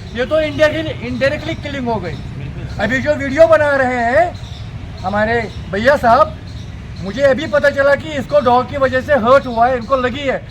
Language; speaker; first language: Hindi; non-native, local second language; Kashmiri